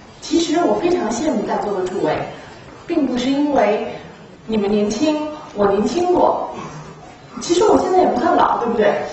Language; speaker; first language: Chinese; native; Chinese